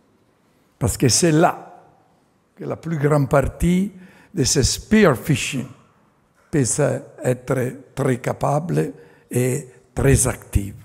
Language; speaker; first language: French; non-native, fluent; Italian